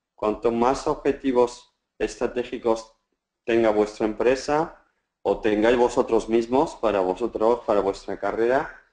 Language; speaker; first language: Spanish; native; Spanish